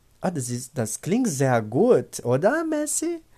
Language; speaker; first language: German; non-native, learner; Portuguese